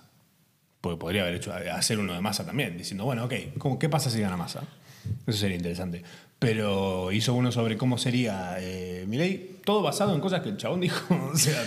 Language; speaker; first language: Spanish; native; Spanish